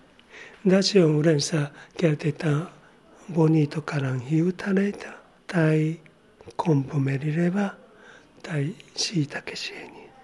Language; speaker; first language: Finnish; non-native, learner; Japanese